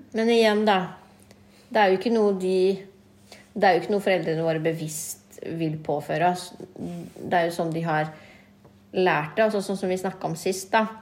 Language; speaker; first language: Norwegian; early bilingual, other home language; Kurdish